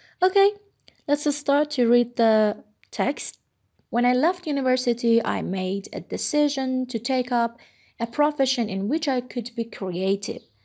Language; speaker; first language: English; non-native, fluent; Persian